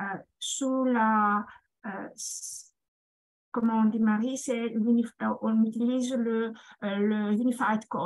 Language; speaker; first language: French; non-native, fluent; Greek